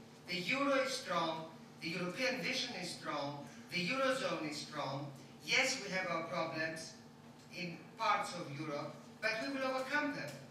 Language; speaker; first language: English; non-native, fluent; Greek